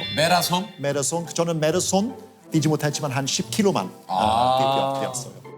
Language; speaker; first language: Korean; non-native, fluent; English